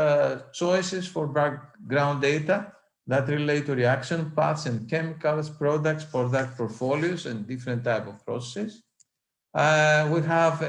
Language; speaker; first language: English; non-native, fluent; Greek